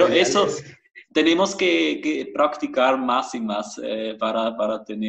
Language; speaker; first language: Spanish; non-native, fluent; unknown